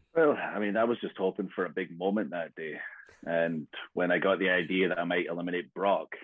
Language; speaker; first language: English; native; English